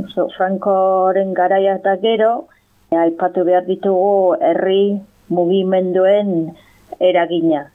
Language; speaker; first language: Basque; non-native, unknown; English